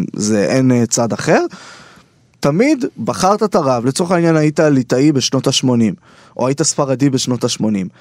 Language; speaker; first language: Hebrew; native; Hebrew